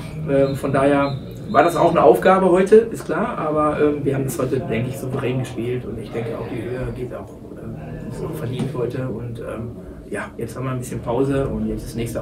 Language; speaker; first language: German; native; German